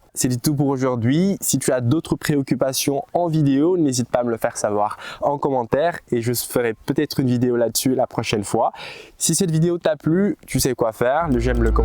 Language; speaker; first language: French; native; French